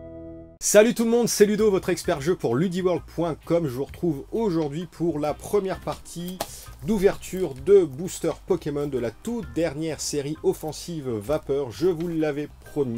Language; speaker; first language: French; native; French